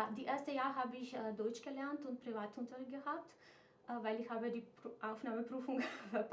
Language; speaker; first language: German; non-native, fluent; Macedonian